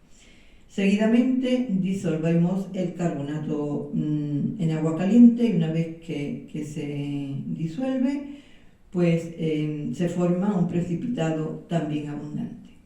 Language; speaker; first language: Spanish; native; Spanish